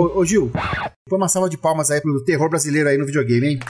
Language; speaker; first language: Portuguese; native; Portuguese